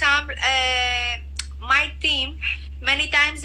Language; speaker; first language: English; non-native, learner; Greek